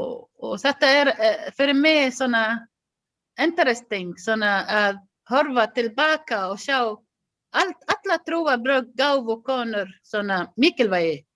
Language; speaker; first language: Icelandic; non-native, learner; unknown